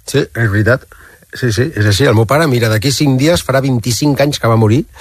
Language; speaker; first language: Catalan; native; Catalan